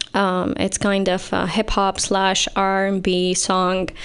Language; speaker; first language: English; non-native, fluent; Arabic